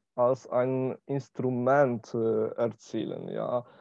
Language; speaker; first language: German; non-native, learner; Polish